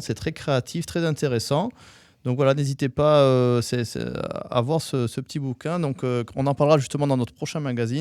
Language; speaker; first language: French; native; French